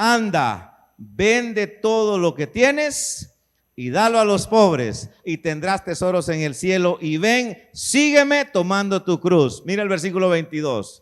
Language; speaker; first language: Spanish; native; Spanish